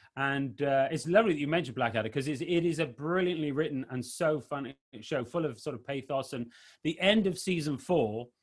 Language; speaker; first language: English; native; English